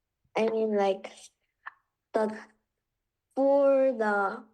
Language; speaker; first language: English; non-native, learner; Korean